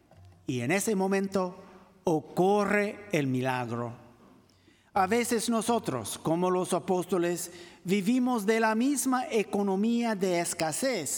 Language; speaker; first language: Spanish; non-native, fluent; English